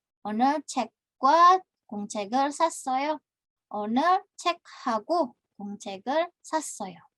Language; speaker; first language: Korean; non-native, fluent; Indonesian